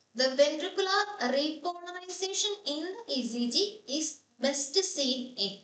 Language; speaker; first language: English; non-native, local second language; Malayalam